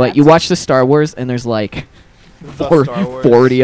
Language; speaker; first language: English; native; English